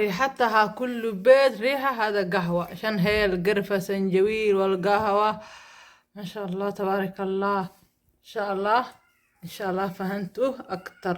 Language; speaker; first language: Arabic; non-native, learner; Somali